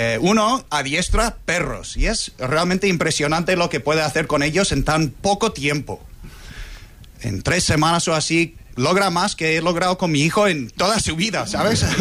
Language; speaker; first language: Spanish; non-native, fluent; English